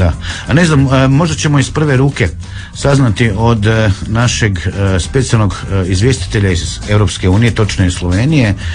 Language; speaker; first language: Croatian; native; Croatian